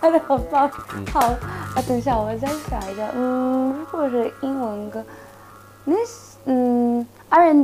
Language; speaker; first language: Chinese; non-native, fluent; Malay